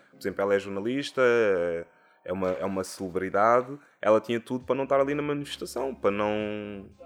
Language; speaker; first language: Portuguese; native; Portuguese